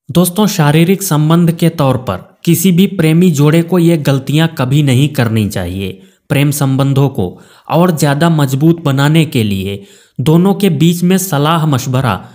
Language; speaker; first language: Hindi; native; Hindi